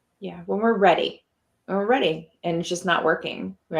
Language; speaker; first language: English; native; English